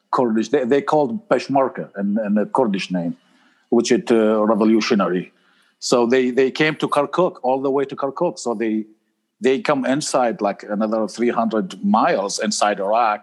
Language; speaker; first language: English; non-native, fluent; Arabic